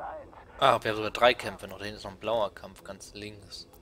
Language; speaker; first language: German; native; German